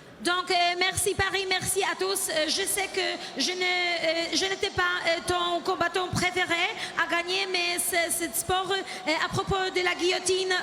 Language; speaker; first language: French; non-native, fluent; Polish